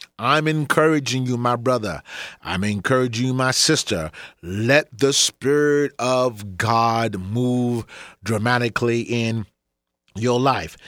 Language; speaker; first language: English; native; English